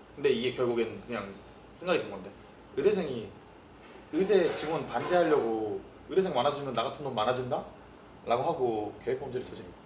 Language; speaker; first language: Korean; early bilingual, heritage; Korean